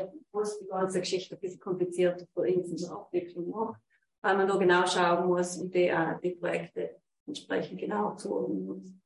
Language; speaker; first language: German; native; German